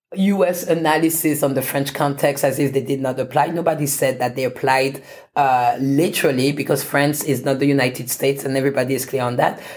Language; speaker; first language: English; non-native, fluent; French